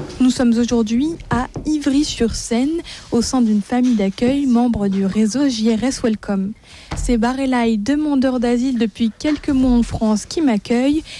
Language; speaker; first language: French; native; French